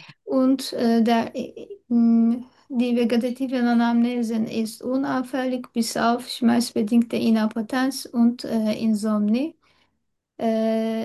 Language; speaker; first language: German; non-native, learner; Turkish